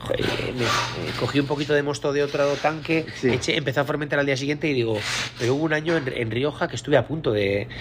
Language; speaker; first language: Spanish; native; Spanish